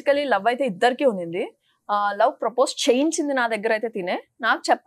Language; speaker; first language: Telugu; native; Telugu